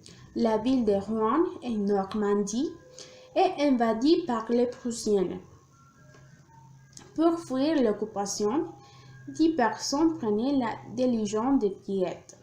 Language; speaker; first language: French; non-native, learner; Spanish